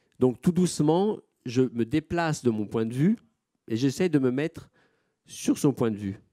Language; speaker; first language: French; non-native, fluent; Italian